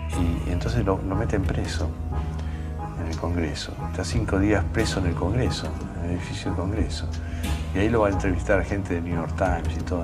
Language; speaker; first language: Spanish; native; Spanish